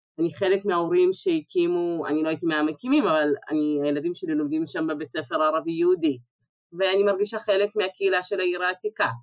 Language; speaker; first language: Hebrew; early bilingual, other home language; Russian